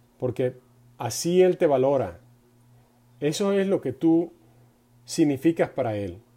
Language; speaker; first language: Spanish; non-native, fluent; English